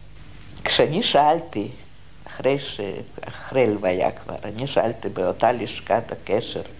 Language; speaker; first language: Hebrew; non-native, fluent; Russian